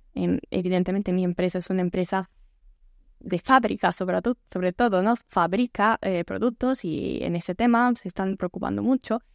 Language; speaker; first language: Spanish; non-native, fluent; Italian